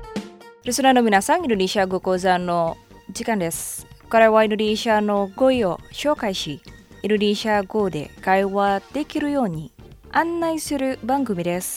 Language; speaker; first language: Japanese; non-native, fluent; Indonesian